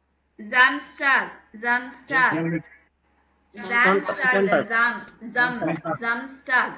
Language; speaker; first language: German; non-native, fluent; Tamil